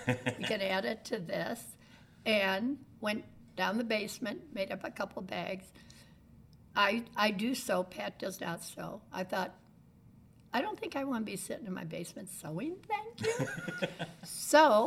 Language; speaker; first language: English; native; English